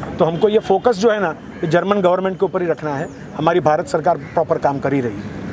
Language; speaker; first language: Hindi; non-native, local second language; Gujarati